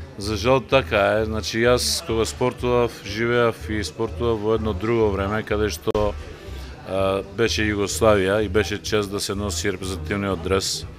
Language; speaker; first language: Macedonian; native; Macedonian